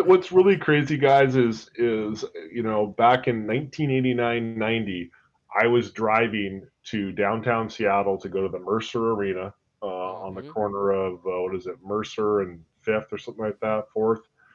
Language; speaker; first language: English; native; English